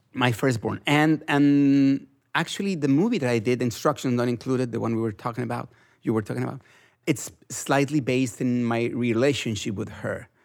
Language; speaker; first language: English; non-native, fluent; Spanish